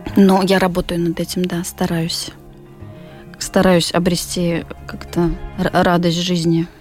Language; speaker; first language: Russian; native; Russian